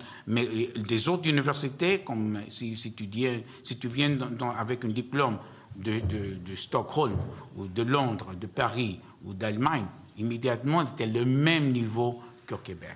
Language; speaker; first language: French; non-native, learner; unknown